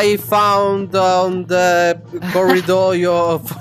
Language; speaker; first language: English; non-native, learner; Italian